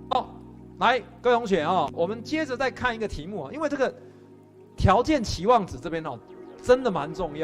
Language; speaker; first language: Chinese; native; Chinese